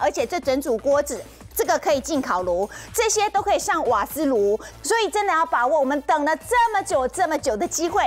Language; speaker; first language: Chinese; native; Chinese